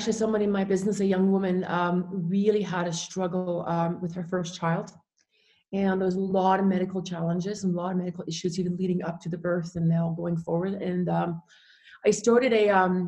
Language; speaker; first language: English; non-native, fluent; German